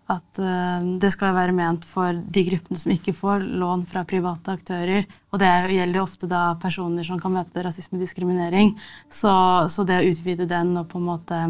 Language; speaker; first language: Norwegian; native; Norwegian